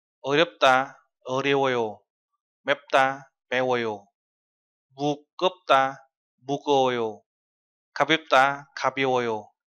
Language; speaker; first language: Korean; non-native, fluent; Vietnamese